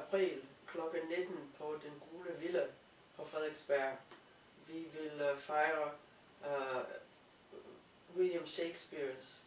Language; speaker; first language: Danish; non-native, fluent; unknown